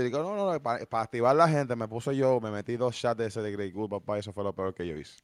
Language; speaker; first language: Spanish; early bilingual, heritage; Spanish